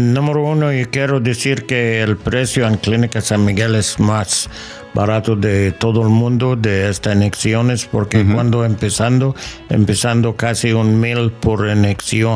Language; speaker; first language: Spanish; non-native, learner; English